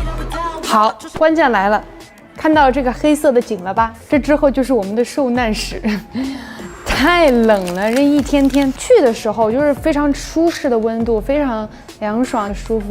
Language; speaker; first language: Chinese; native; Chinese